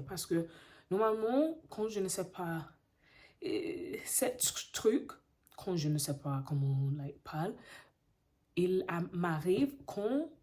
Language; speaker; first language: French; non-native, learner; English